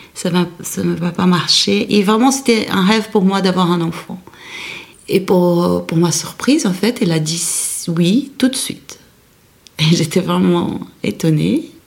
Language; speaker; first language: French; non-native, fluent; Portuguese